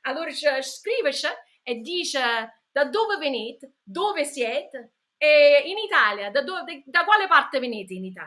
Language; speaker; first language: Italian; early bilingual, heritage; English